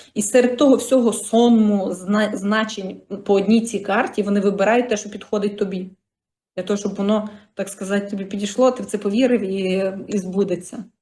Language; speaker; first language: Ukrainian; native; Ukrainian